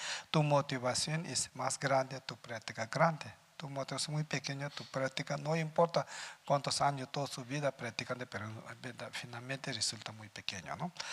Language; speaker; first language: Spanish; non-native, learner; Tibetan